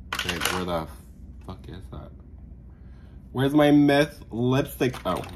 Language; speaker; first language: English; native; English